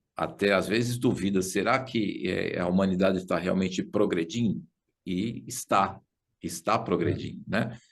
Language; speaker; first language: Portuguese; native; Portuguese